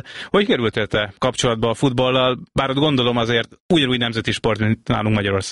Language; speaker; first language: Hungarian; native; Hungarian